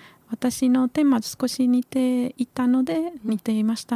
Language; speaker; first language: Japanese; non-native, learner; Spanish